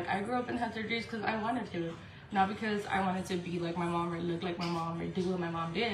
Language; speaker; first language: English; early bilingual, other home language; Spanish